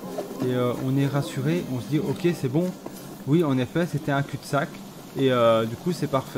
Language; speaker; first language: French; native; French